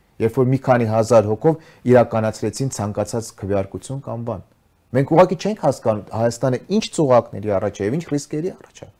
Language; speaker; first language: Armenian; native; Armenian